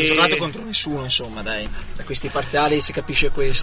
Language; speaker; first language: Italian; native; Italian